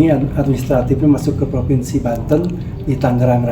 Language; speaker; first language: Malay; non-native, local second language; Sundanese